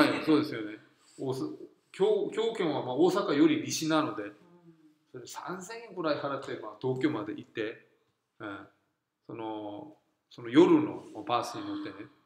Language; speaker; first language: Japanese; non-native, fluent; Korean